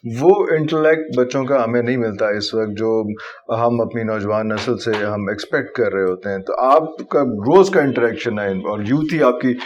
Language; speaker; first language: Urdu; native; Urdu